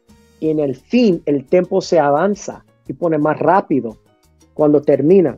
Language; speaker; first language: Spanish; early bilingual, heritage; English